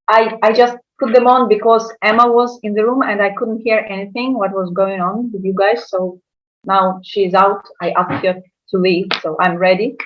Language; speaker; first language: English; non-native, fluent; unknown